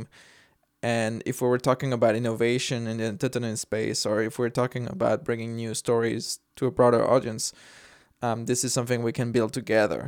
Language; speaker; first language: English; non-native, fluent; French